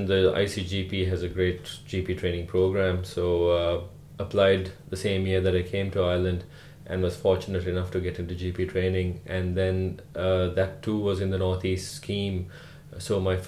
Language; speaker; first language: English; non-native, local second language; Sinhala